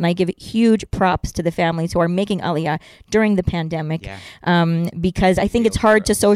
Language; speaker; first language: English; native; English